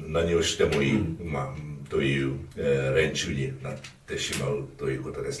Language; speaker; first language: Japanese; non-native, fluent; Hungarian